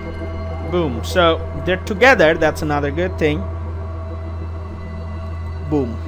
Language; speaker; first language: English; non-native, fluent; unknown